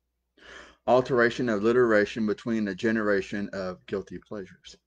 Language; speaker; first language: English; native; English